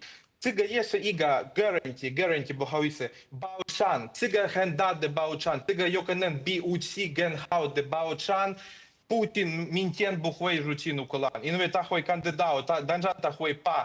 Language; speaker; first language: Chinese; non-native, fluent; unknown